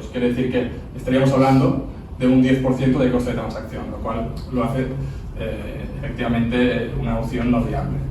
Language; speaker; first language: Spanish; native; Spanish